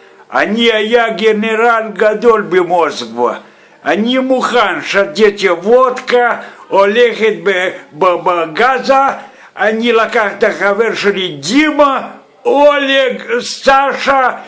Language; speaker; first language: Hebrew; non-native, learner; Russian